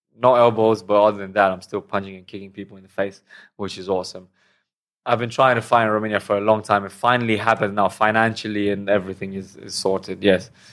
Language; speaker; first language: English; non-native, fluent; Romanian